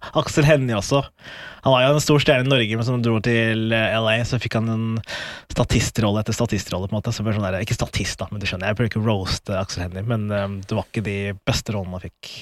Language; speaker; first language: Norwegian; early bilingual, other home language; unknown